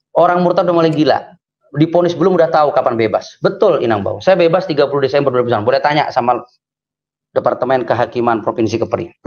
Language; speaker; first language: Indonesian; native; Indonesian